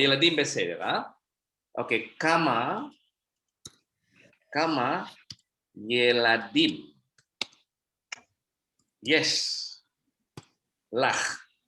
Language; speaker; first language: Hebrew; non-native, fluent; Indonesian